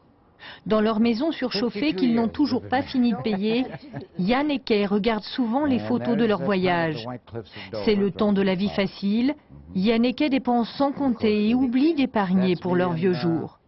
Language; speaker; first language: French; native; French